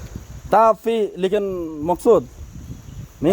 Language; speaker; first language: Arabic; non-native, learner; Bangla